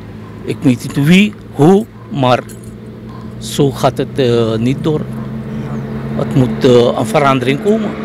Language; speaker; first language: Dutch; non-native, local second language; Caribbean Hindustani